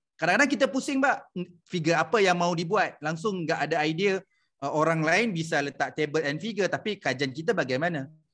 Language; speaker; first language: Malay; native; Malay